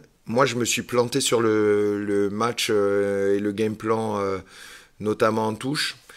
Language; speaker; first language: French; native; French